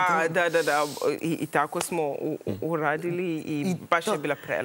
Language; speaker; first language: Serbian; non-native, learner; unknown